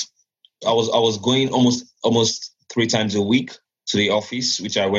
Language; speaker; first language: English; non-native, local second language; Yoruba